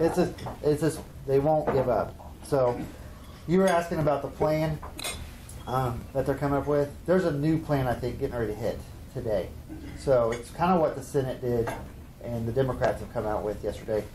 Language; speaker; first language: English; native; English